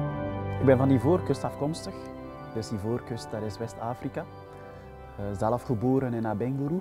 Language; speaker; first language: Dutch; non-native, fluent; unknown